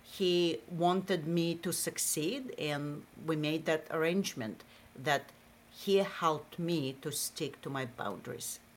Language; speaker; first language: English; non-native, fluent; Russian